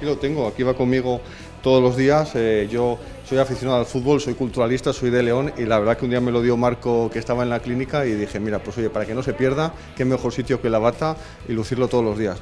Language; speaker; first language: Spanish; native; Spanish